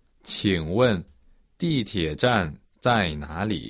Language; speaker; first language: Chinese; non-native, learner; Portuguese